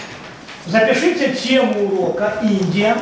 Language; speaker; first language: Russian; native; Russian